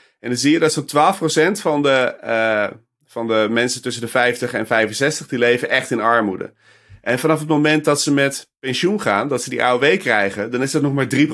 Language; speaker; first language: Dutch; native; Dutch